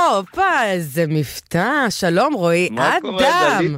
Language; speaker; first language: Hebrew; native; Hebrew